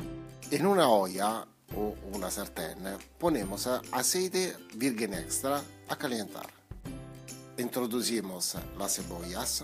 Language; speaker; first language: Spanish; non-native, fluent; Italian